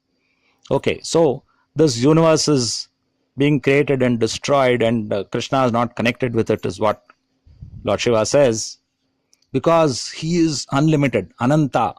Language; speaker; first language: English; non-native, local second language; Tamil